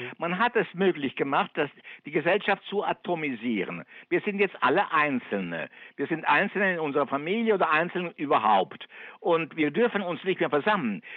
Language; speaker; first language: German; non-native, fluent; Italian